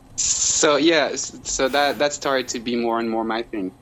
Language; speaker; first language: English; non-native, fluent; French